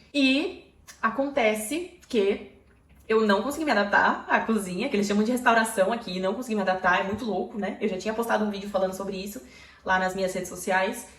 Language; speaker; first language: Portuguese; native; Portuguese